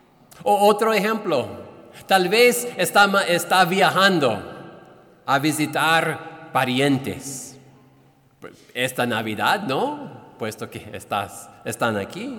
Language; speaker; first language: Spanish; non-native, fluent; English